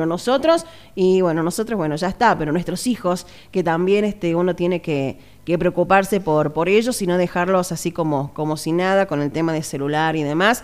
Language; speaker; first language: Spanish; native; Spanish